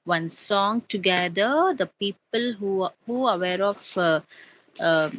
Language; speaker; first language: English; non-native, local second language; Telugu